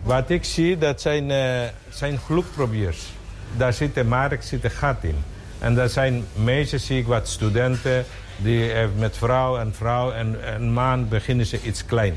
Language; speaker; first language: Dutch; non-native, fluent; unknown